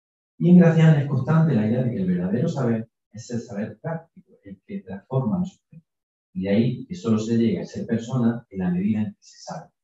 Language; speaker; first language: Spanish; native; Spanish